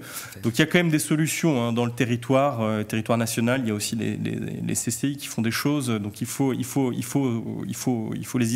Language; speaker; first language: French; native; French